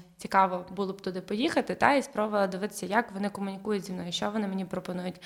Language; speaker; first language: Ukrainian; native; Ukrainian